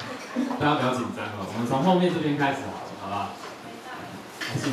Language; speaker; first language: Chinese; native; Chinese